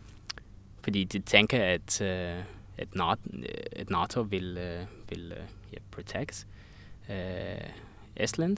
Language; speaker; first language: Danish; non-native, learner; Estonian